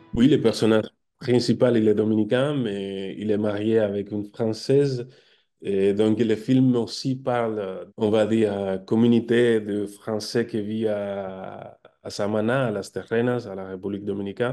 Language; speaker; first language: French; non-native, fluent; Spanish